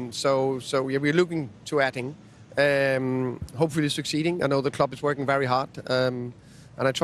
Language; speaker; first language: English; non-native, fluent; Danish